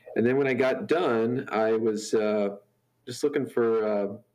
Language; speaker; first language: English; native; English